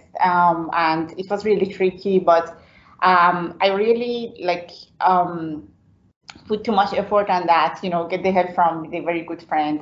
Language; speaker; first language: English; non-native, fluent; Persian